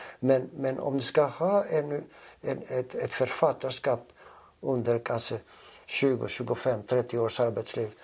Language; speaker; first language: Swedish; non-native, fluent; Greek